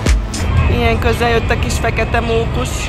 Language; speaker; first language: Hungarian; native; Hungarian